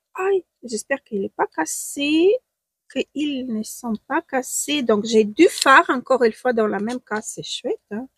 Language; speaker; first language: French; non-native, fluent; Ukrainian